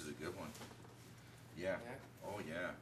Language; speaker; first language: English; native; English